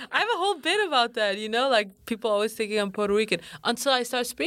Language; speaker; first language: English; non-native, fluent; Kurdish